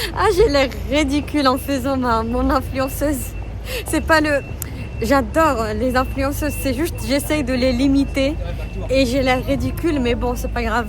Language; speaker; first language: French; non-native, local second language; Arabic